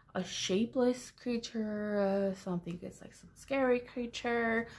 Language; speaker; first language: English; early bilingual, other home language; Spanish